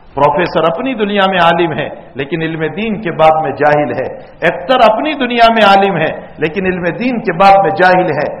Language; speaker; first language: Urdu; non-native, local second language; Gujarati